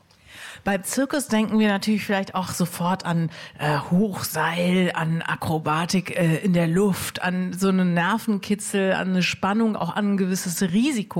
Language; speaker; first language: German; native; German